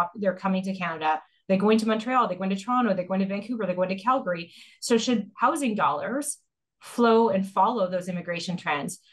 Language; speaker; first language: English; native; English